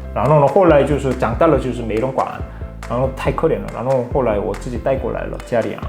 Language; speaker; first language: Chinese; non-native, fluent; Korean